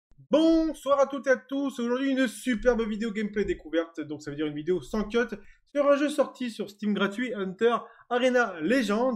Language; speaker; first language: French; native; French